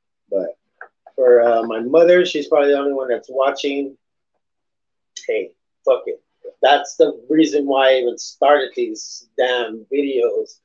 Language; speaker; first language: English; native; English